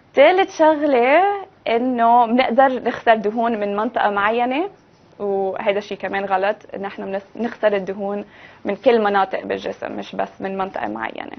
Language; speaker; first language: Arabic; early bilingual, heritage; Arabic